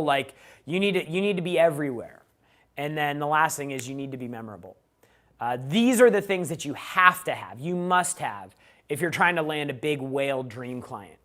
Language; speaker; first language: English; native; English